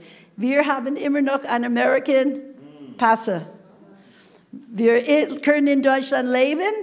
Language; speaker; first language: German; non-native, fluent; English